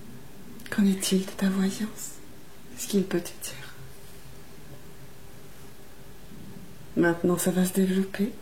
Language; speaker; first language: French; native; French